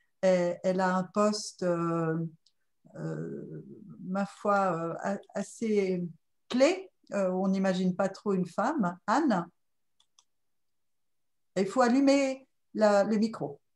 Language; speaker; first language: French; native; French